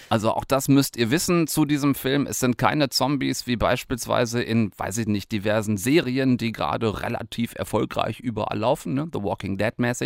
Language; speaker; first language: German; native; German